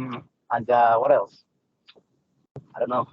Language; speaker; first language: English; non-native, learner; Spanish